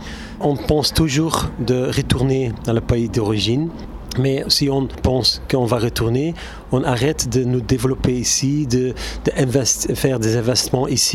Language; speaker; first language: French; non-native, local second language; Turkish